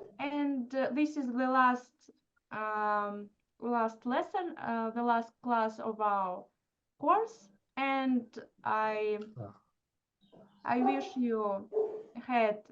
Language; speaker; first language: English; non-native, fluent; Russian